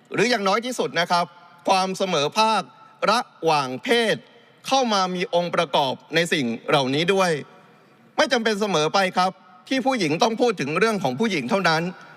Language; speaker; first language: Thai; native; Thai